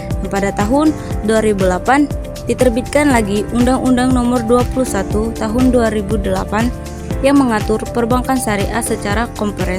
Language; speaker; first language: Indonesian; native; Indonesian